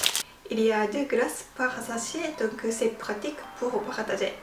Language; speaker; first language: French; non-native, fluent; Japanese